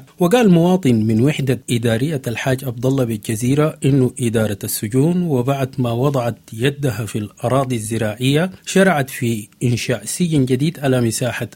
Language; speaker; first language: Arabic; native; Arabic